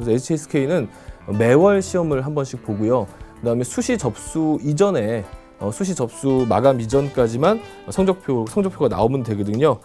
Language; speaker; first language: Korean; native; Korean